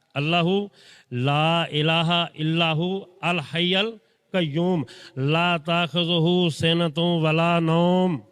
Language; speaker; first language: Urdu; non-native, local second language; Saraiki